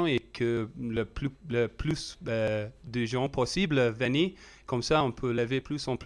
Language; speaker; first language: French; non-native, learner; English